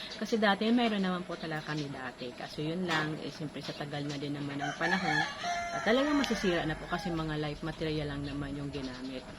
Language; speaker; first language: Filipino; non-native, local second language; Bikol